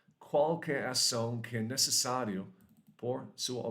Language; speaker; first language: Portuguese; non-native, learner; English